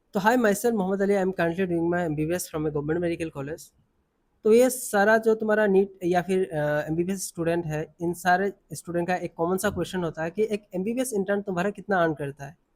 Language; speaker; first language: Hindi; non-native, local second language; Assamese